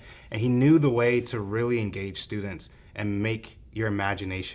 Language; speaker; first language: English; native; English